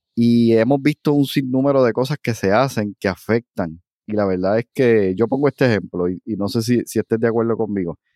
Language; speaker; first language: Spanish; native; Spanish